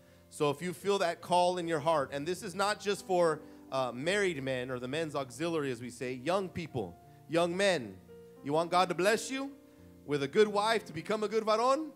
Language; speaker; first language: English; early bilingual, other home language; Spanish